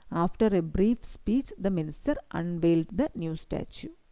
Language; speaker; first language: English; non-native, local second language; Malayalam